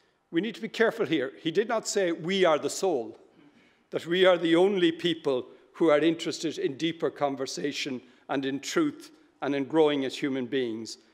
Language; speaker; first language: English; native; English